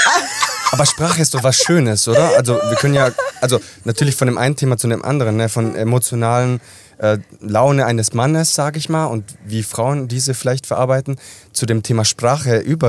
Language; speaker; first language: German; early bilingual, other home language; Italian